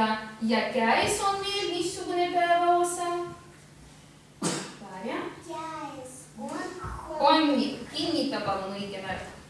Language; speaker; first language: Estonian; non-native, local second language; Russian